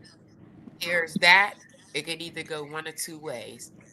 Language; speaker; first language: English; native; English